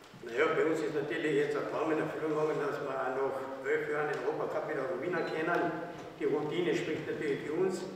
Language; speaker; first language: German; native; German